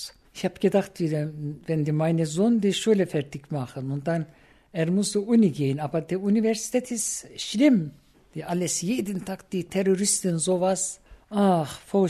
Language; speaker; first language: German; non-native, learner; Turkish